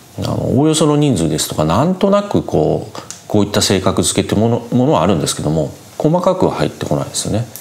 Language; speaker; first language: Japanese; native; Japanese